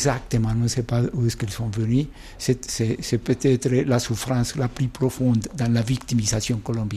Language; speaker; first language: French; non-native, fluent; Spanish